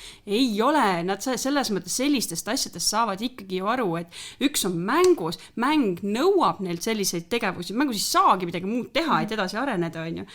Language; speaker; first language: Estonian; native; Estonian